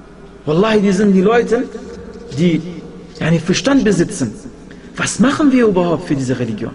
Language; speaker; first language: German; non-native, fluent; Arabic